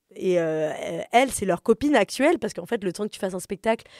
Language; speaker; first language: French; native; French